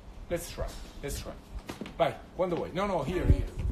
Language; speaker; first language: English; non-native, fluent; Italian